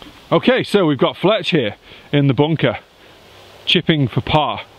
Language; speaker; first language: English; native; English